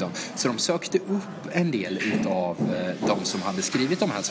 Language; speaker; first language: Swedish; native; Swedish